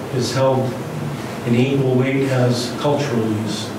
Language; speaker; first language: English; native; English